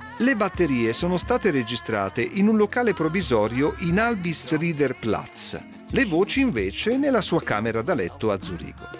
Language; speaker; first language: Italian; native; Italian